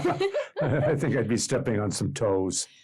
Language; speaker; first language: English; native; English